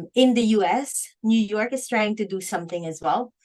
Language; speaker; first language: English; non-native, local second language; Filipino